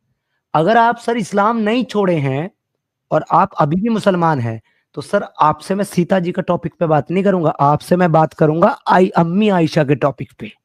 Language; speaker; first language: Hindi; native; Hindi